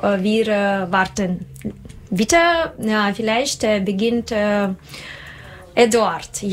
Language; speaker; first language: German; non-native, learner; Russian